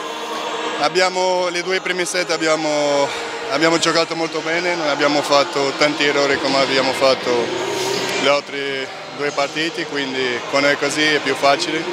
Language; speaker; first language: Italian; non-native, learner; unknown